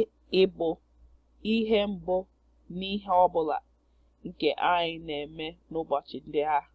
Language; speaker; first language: Igbo; non-native, learner; English